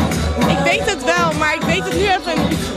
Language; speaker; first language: Dutch; early bilingual, other home language; Papiamento